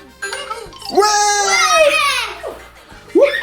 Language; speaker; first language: French; native; French